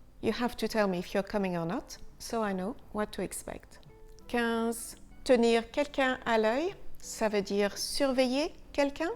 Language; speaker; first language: French; native; French